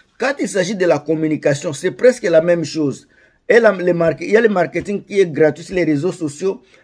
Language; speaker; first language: French; non-native, local second language; Lingala